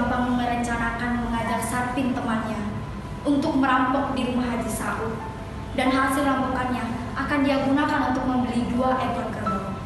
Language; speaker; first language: Indonesian; native; Indonesian